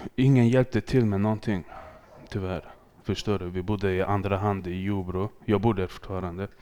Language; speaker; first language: Swedish; early bilingual, other home language; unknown